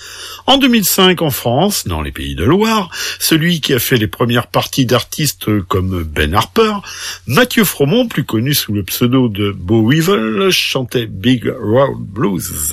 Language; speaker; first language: French; native; French